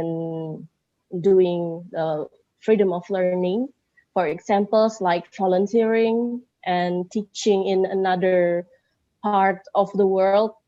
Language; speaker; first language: English; non-native, learner; Indonesian